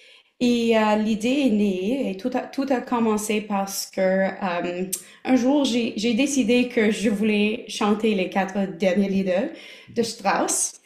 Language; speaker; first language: French; non-native, local second language; English